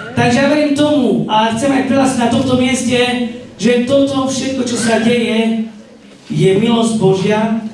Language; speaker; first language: Slovak; non-native, local second language; Romany